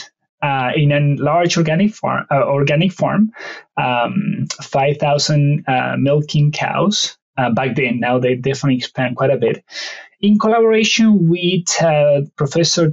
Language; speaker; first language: English; non-native, fluent; Spanish